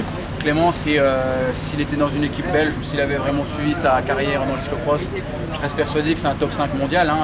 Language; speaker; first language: French; native; French